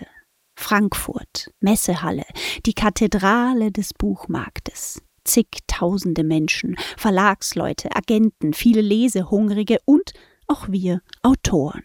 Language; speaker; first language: German; native; German